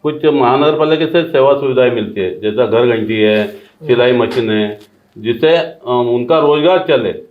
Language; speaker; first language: Hindi; non-native, local second language; Marathi